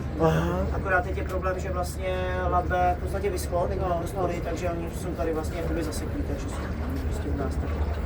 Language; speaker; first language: Czech; native; Czech